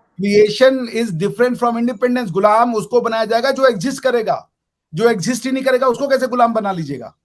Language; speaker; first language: Hindi; native; Hindi